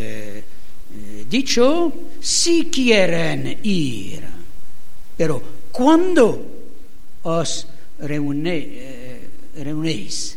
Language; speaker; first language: Spanish; non-native, learner; French